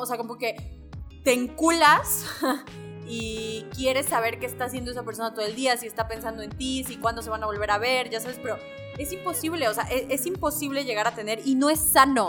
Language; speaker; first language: Spanish; native; Spanish